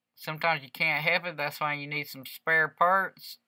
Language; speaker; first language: English; early bilingual, other home language; Spanish